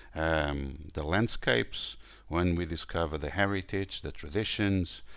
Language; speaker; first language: English; non-native, fluent; Portuguese